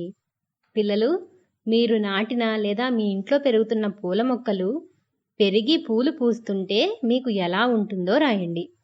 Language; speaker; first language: Telugu; native; Telugu